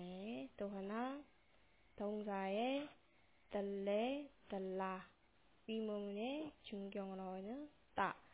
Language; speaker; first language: Korean; non-native, local second language; Burmese